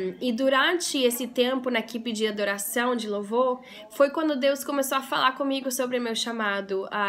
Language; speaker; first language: Portuguese; non-native, fluent; English